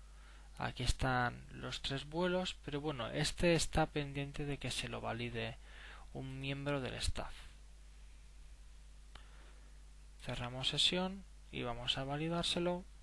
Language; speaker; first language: Spanish; native; Spanish